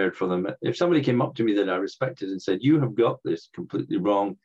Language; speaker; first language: English; native; English